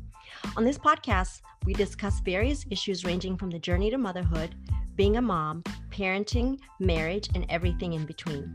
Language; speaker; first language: English; native; English